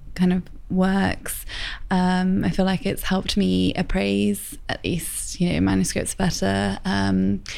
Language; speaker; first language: English; native; English